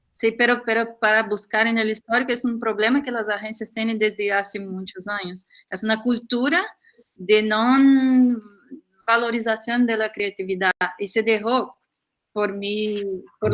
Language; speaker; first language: Spanish; non-native, fluent; Portuguese